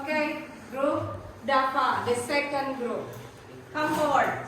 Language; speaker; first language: English; non-native, fluent; Indonesian